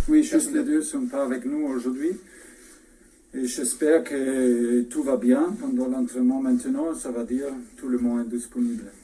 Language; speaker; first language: French; non-native, fluent; German